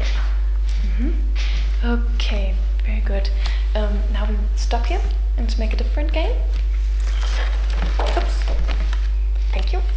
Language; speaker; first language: English; non-native, fluent; German